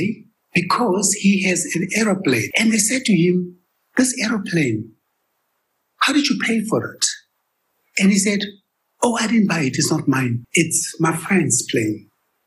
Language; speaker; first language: English; non-native, local second language; Tswana